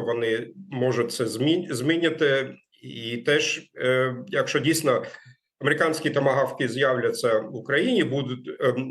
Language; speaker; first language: Ukrainian; non-native, fluent; German